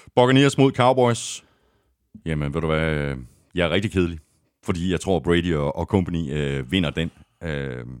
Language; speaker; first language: Danish; native; Danish